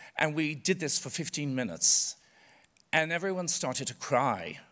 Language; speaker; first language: English; native; English